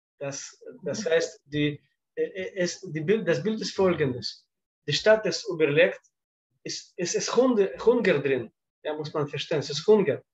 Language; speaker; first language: German; non-native, fluent; Russian